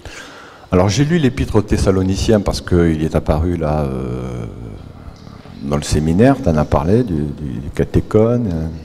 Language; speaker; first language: French; native; French